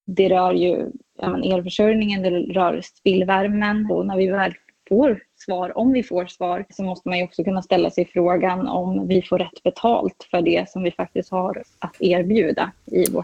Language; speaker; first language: Swedish; native; Swedish